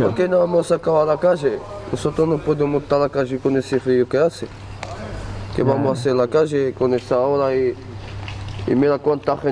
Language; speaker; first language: Spanish; non-native, learner; Arabic